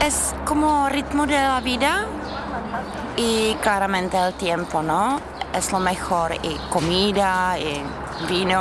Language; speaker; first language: Spanish; non-native, learner; Czech